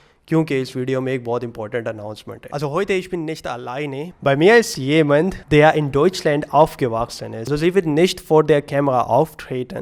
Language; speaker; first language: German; non-native, learner; Urdu